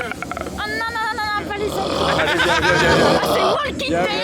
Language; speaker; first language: French; native; French